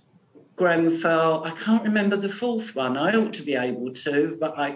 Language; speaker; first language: English; non-native, local second language; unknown